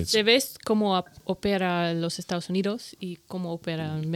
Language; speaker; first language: Spanish; non-native, learner; English